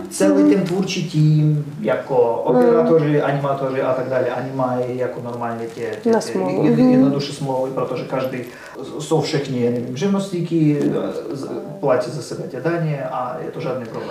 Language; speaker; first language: Czech; non-native, learner; Russian